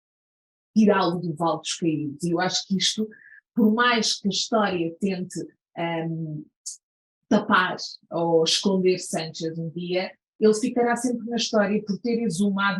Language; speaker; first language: Portuguese; native; Portuguese